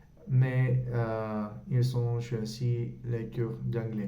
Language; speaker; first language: French; non-native, learner; Spanish